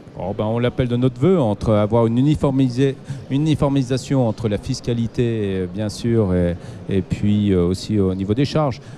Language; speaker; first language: French; native; French